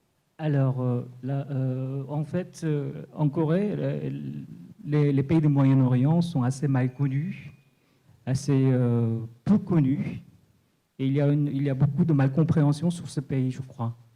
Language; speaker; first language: French; non-native, fluent; Korean